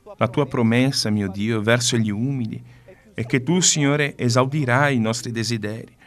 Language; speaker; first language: Italian; non-native, fluent; Portuguese